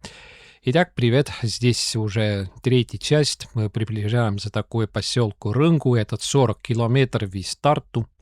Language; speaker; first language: Russian; non-native, local second language; Estonian